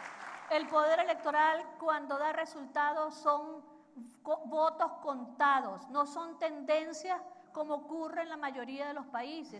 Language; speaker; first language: Spanish; native; Spanish